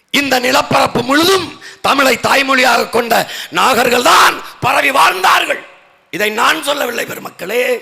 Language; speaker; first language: Tamil; native; Tamil